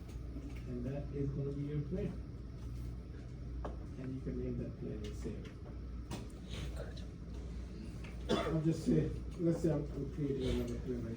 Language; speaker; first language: English; non-native, fluent; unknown